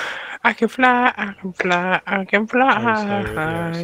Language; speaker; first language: English; native; English